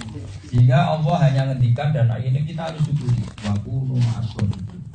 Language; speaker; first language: Indonesian; native; Indonesian